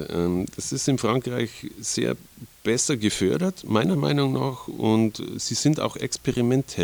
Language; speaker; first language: German; native; German